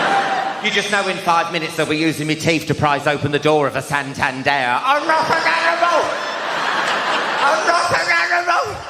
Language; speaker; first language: English; native; English